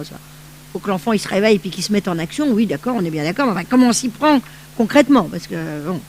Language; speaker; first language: French; native; French